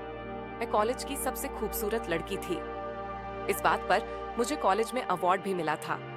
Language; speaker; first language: Hindi; native; Hindi